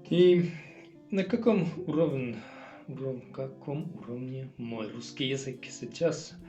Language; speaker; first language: Russian; non-native, learner; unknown